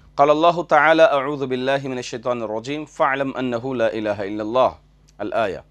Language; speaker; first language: Urdu; native; Urdu